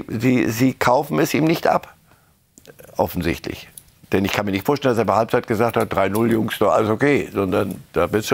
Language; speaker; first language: German; native; German